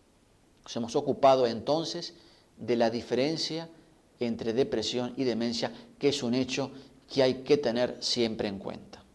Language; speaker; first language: Spanish; native; Spanish